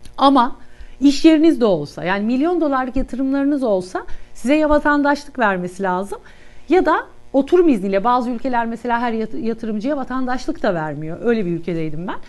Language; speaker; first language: Turkish; native; Turkish